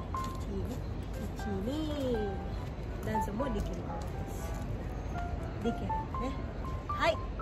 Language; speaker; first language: Japanese; non-native, fluent; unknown